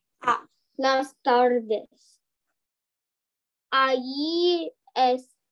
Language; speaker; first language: Spanish; non-native, learner; English